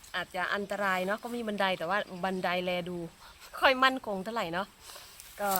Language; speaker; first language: Thai; native; Thai